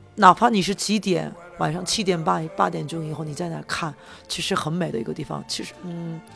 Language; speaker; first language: Chinese; non-native, fluent; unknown